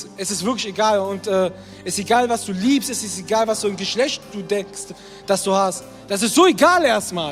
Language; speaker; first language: German; native; German